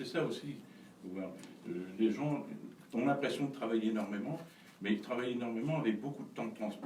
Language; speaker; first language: French; native; French